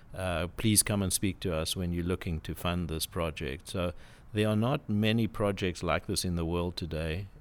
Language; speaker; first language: English; native; English